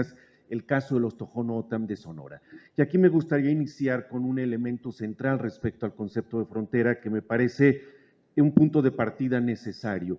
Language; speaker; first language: Spanish; native; Spanish